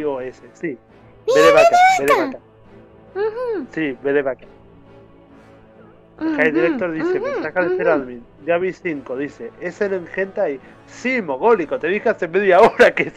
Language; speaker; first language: Spanish; native; Spanish